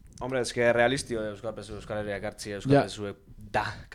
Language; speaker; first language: Basque; native; Basque